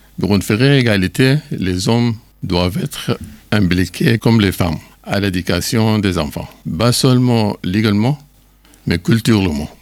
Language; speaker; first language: French; non-native, learner; Arabic